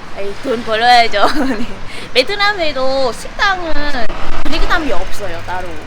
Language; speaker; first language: Korean; non-native, fluent; Vietnamese